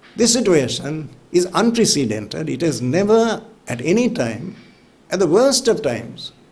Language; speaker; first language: English; non-native, local second language; Sinhala